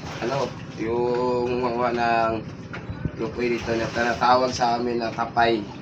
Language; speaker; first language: Filipino; non-native, local second language; Cebuano